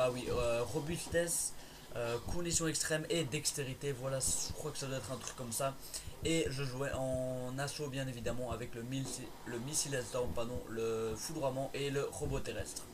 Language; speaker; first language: French; native; French